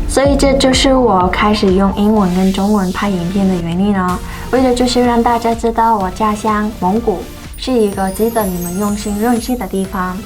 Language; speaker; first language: Chinese; non-native, fluent; Mongolian